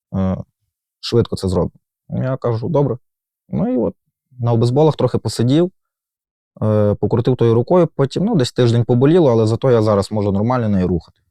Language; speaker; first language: Ukrainian; native; Ukrainian